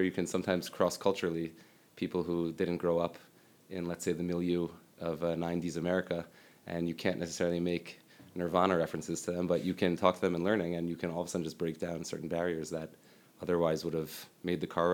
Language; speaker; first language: English; native; English